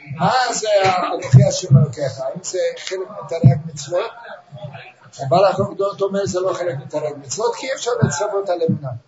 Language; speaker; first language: Hebrew; native; Hebrew